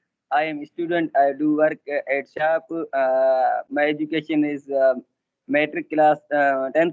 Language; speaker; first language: English; non-native, learner; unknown